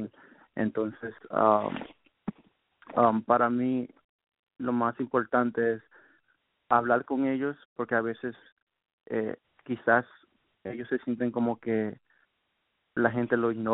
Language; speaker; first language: Spanish; early bilingual, heritage; Spanish